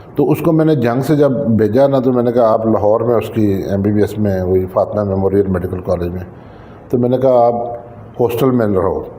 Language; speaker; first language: Urdu; non-native, local second language; Punjabi